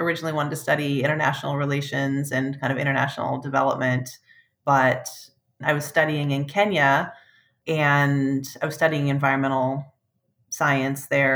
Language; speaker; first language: English; native; English